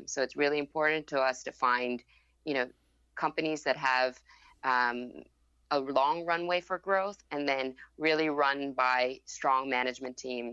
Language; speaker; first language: English; non-native, fluent; Thai